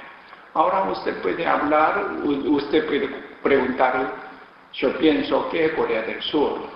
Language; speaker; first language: Spanish; non-native, learner; Korean